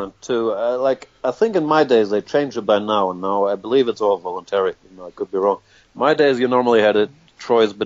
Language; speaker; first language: English; non-native, fluent; German